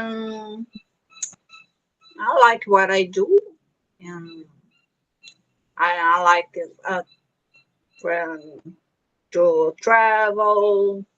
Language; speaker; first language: English; non-native, learner; Portuguese